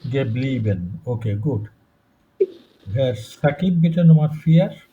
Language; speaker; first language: German; non-native, fluent; Bangla